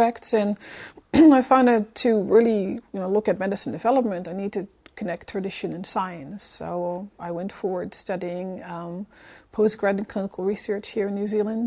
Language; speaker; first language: English; non-native, fluent; Dutch